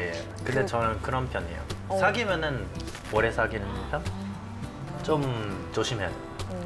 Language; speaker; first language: Korean; non-native, fluent; English